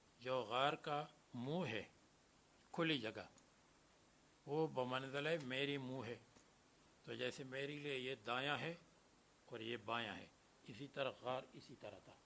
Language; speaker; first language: Urdu; non-native, fluent; Gujarati